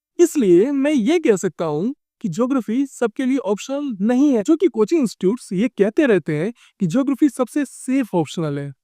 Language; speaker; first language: Hindi; native; Hindi